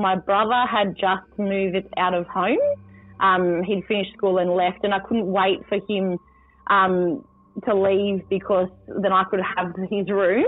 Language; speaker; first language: English; native; English